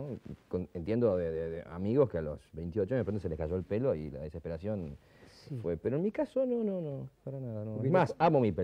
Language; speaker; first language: Spanish; native; Spanish